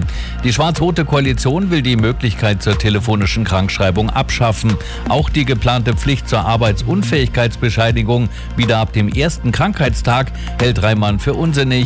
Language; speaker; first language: German; native; German